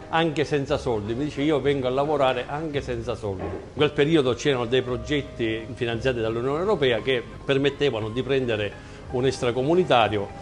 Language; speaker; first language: Italian; native; Italian